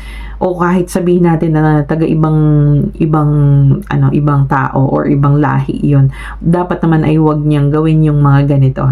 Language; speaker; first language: Filipino; native; Filipino